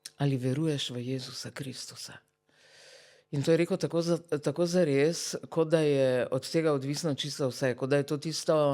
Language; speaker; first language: Slovenian; early bilingual, other home language; Serbian